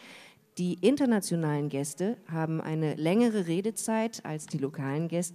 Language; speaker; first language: German; native; German